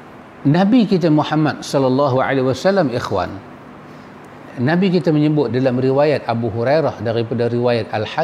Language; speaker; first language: Malay; native; Malay